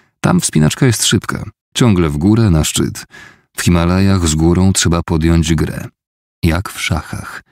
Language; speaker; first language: Polish; native; Polish